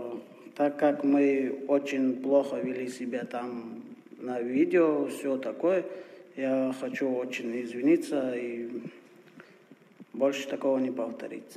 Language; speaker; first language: Russian; non-native, fluent; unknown